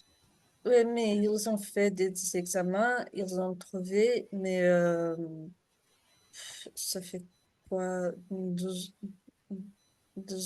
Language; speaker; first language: French; non-native, learner; Portuguese